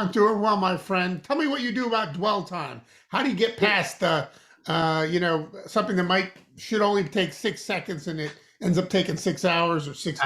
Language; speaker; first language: English; native; English